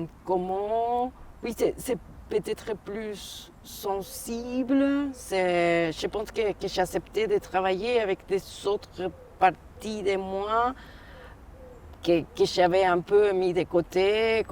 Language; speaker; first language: French; non-native, fluent; Spanish